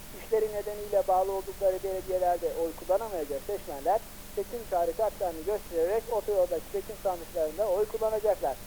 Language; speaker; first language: Turkish; native; Turkish